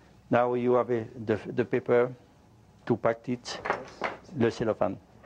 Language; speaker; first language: English; non-native, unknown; French